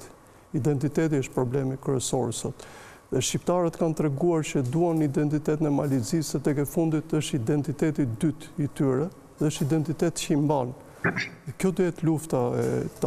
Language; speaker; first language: Albanian; native; Albanian